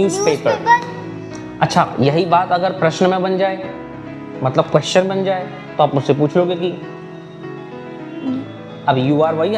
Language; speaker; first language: Hindi; native; Hindi